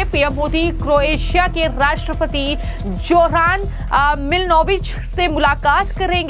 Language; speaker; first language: Hindi; native; Hindi